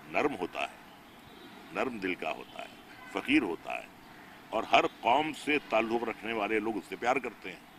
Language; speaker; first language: Hindi; native; Hindi